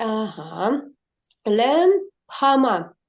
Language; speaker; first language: Russian; native; Russian